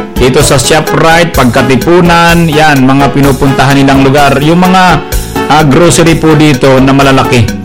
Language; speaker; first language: Filipino; native; Filipino